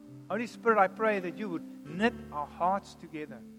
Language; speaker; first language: English; non-native, local second language; Afrikaans